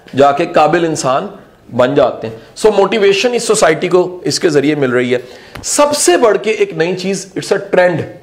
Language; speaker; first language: Urdu; non-native, local second language; Punjabi